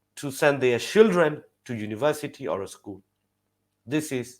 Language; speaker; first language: English; non-native, fluent; Burmese